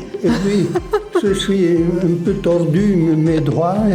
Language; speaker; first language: French; non-native, local second language; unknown